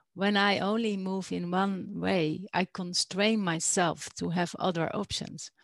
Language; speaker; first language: English; non-native, fluent; Dutch